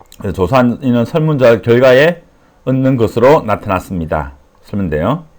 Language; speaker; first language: Korean; native; Korean